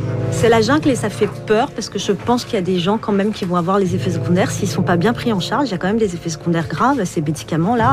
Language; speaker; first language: French; native; French